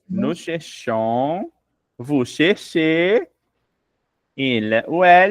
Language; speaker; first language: French; non-native, fluent; Portuguese